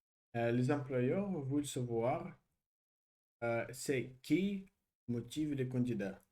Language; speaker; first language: French; non-native, learner; Russian